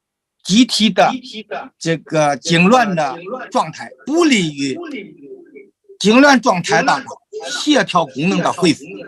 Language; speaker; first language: Chinese; native; Chinese